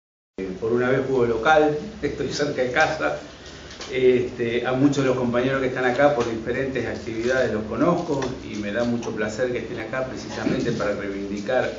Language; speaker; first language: Spanish; native; Spanish